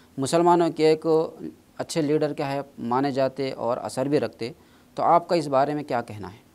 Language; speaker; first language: Urdu; native; Urdu